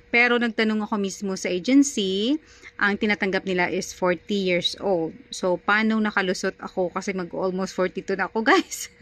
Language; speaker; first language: Filipino; non-native, local second language; Hiligaynon